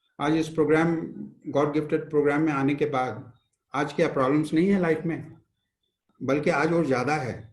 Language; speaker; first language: Hindi; non-native, local second language; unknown